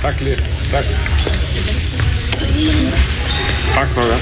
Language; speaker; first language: Icelandic; non-native, learner; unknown